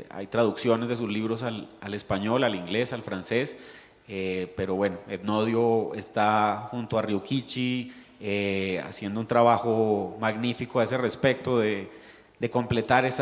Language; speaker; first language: Spanish; native; Spanish